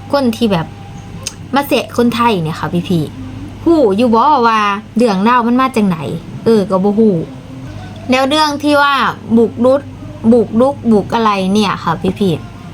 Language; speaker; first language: Thai; non-native, local second language; Lao